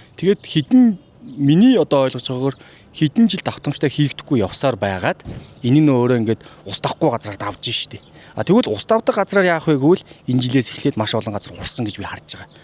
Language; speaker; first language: Mongolian; native; Mongolian